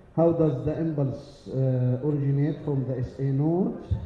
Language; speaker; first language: English; non-native, fluent; Arabic